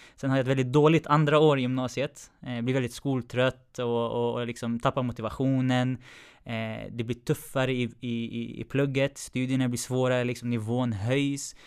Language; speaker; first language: Swedish; native; Swedish